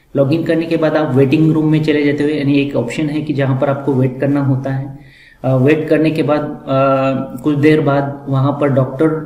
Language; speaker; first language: Hindi; non-native, local second language; Marathi